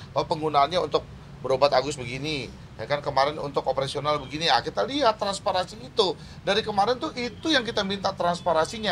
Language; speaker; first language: Indonesian; native; Indonesian